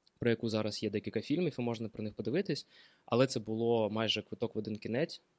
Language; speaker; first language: Ukrainian; non-native, local second language; Russian